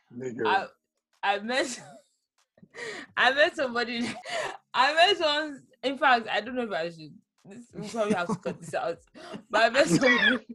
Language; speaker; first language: English; non-native, local second language; Yoruba